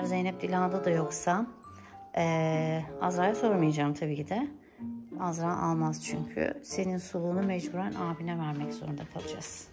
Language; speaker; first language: Turkish; native; Turkish